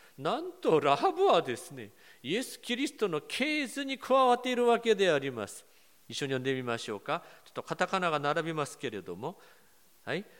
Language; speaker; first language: Japanese; non-native, fluent; Korean